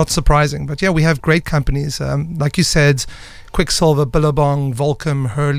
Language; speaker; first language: English; native; English